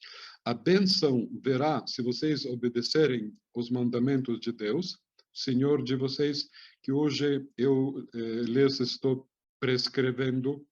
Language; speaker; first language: Portuguese; non-native, fluent; Hebrew